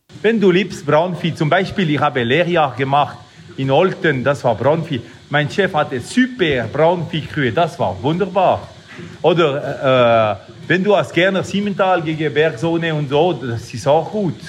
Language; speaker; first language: German; non-native, local second language; French